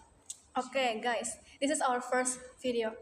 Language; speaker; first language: English; non-native, learner; Indonesian